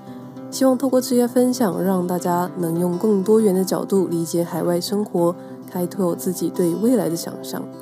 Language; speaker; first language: Chinese; native; Chinese